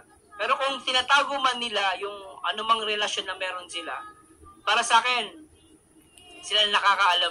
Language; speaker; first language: Filipino; native; Filipino